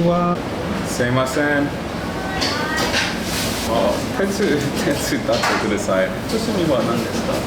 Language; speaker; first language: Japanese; non-native, learner; English